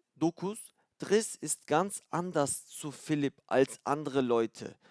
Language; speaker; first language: German; non-native, fluent; Turkish